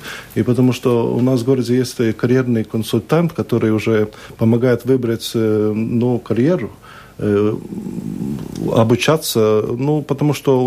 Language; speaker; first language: Russian; non-native, local second language; Latvian